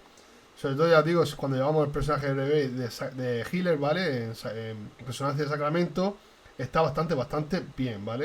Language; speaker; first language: Spanish; native; Spanish